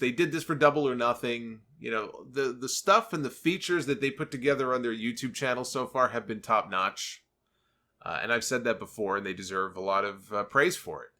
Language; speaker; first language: English; native; English